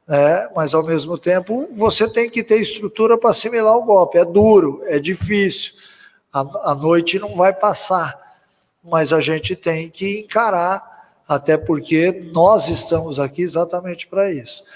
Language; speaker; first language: Portuguese; native; Portuguese